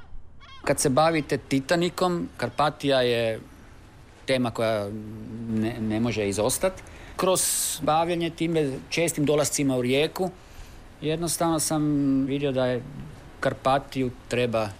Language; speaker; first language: Serbian; native; Serbian